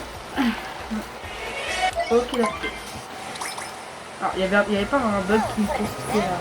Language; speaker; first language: French; native; French